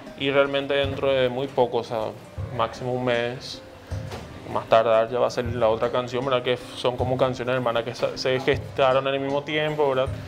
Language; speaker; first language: Spanish; early bilingual, other home language; Portuguese